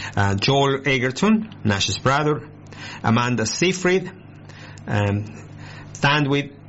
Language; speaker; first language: English; non-native, fluent; Spanish